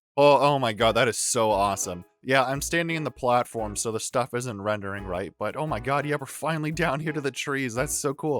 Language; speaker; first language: English; native; English